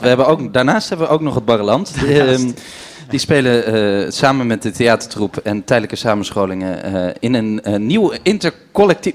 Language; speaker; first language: Dutch; native; Dutch